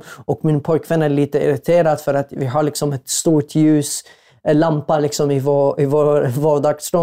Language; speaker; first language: Swedish; non-native, fluent; Arabic